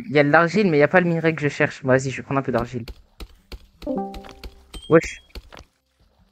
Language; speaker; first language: French; native; French